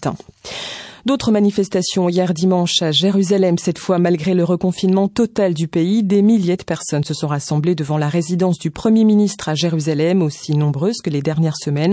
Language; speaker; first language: French; native; French